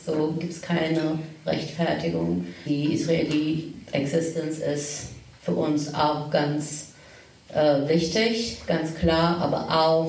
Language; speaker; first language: German; non-native, fluent; Turkish